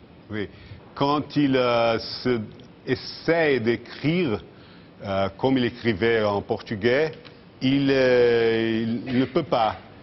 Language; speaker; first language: French; non-native, fluent; Portuguese